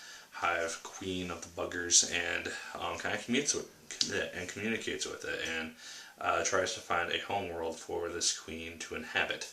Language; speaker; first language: English; native; English